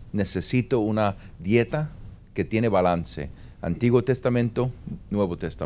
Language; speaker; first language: Spanish; early bilingual, heritage; Spanish